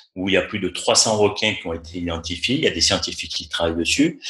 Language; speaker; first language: French; native; French